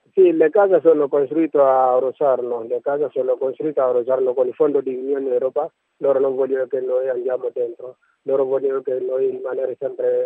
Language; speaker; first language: Italian; non-native, learner; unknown